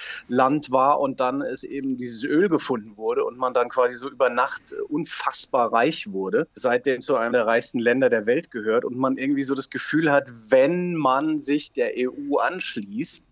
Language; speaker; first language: German; native; German